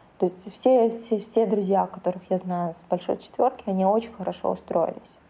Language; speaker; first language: Russian; native; Russian